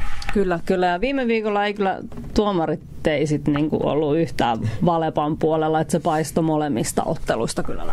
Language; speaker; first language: Finnish; native; Finnish